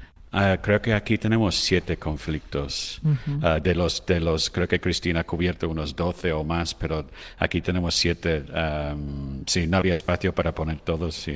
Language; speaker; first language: Spanish; non-native, fluent; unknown